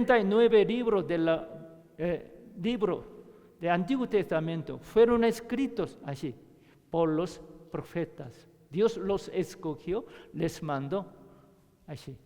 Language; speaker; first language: Spanish; non-native, learner; Korean